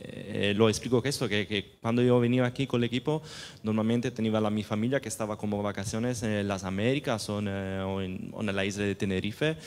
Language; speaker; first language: Spanish; non-native, fluent; Italian